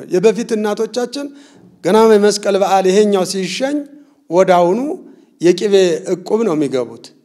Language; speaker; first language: Amharic; non-native, local second language; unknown